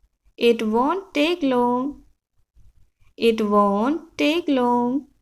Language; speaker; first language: English; non-native, local second language; Hindi